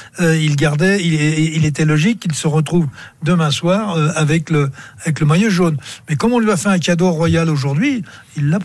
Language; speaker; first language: French; native; French